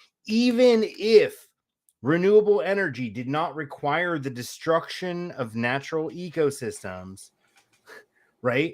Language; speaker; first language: English; native; English